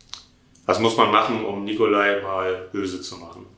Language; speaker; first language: German; native; German